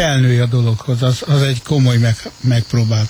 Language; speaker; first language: Hungarian; native; Hungarian